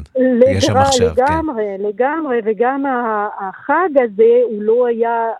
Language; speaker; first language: Hebrew; non-native, fluent; Russian